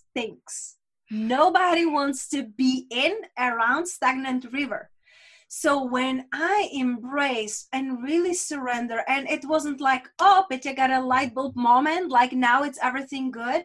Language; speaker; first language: English; non-native, fluent; Czech